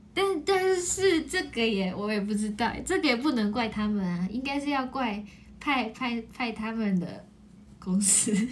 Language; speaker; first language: Chinese; non-native, fluent; Japanese